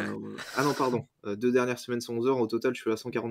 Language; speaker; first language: French; native; French